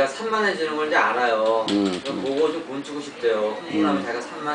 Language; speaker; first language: Korean; native; Korean